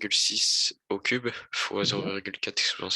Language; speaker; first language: French; native; French